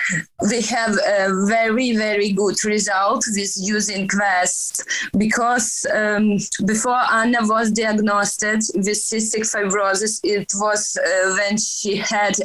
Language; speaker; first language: English; non-native, learner; Ukrainian